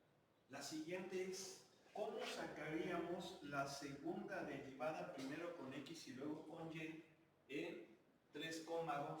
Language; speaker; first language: Spanish; native; Spanish